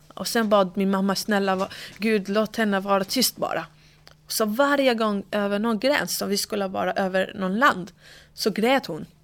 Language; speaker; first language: Swedish; early bilingual, other home language; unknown